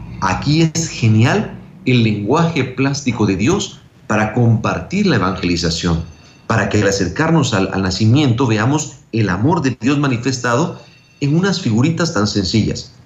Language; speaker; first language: Spanish; native; Spanish